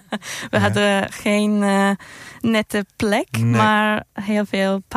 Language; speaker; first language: Dutch; non-native, fluent; Turkish